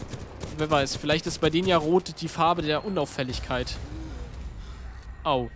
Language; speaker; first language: German; native; German